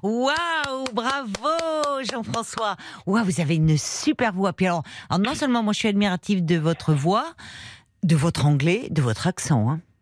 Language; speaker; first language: French; native; French